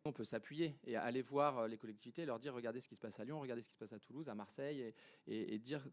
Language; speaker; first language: French; native; French